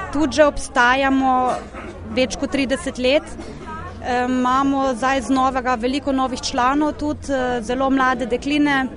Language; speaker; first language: Slovenian; early bilingual, heritage; Slovenian